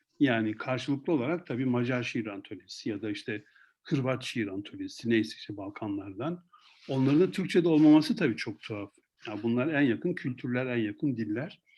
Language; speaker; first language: Turkish; native; Turkish